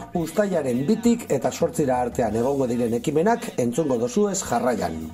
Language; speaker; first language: Basque; native; Basque